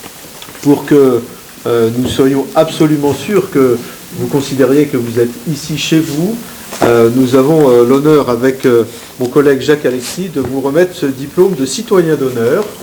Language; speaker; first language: French; native; French